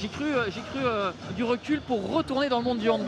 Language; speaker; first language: French; native; French